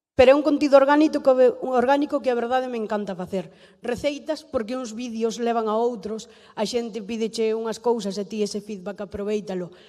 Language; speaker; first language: Galician; native; Galician